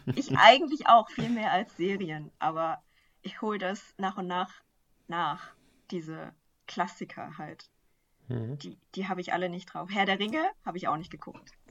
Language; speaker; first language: German; early bilingual, other home language; Vietnamese